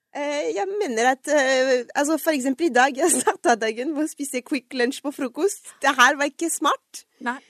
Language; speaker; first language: Norwegian; non-native, fluent; French